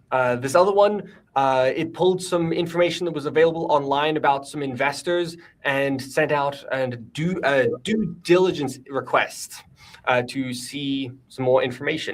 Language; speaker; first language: English; native; English